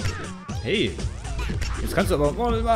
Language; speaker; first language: German; native; German